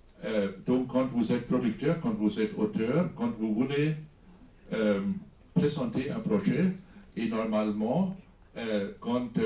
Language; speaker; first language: French; non-native, fluent; German